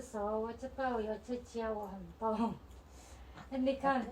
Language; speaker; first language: Chinese; non-native, learner; Indonesian